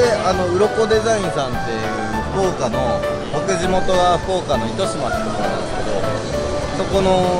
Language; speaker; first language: Japanese; native; Japanese